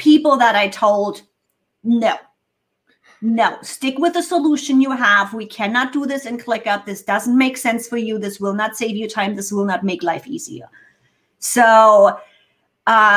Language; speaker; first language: English; non-native, fluent; German